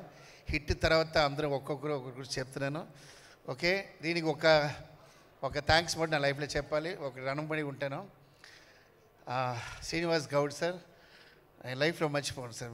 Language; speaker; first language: Telugu; non-native, learner; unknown